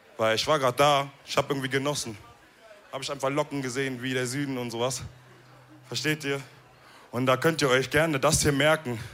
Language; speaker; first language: German; early bilingual, other home language; Wolof